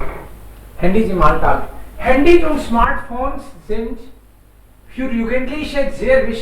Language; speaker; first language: German; non-native, fluent; Hindi